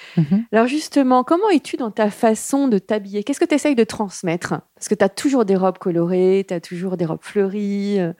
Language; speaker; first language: French; native; French